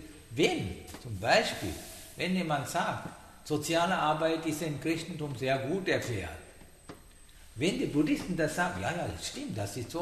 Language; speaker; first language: German; non-native, learner; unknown